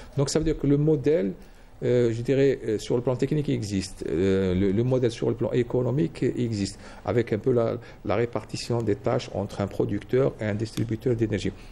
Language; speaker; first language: French; non-native, local second language; Arabic